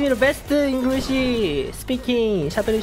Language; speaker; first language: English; non-native, learner; Korean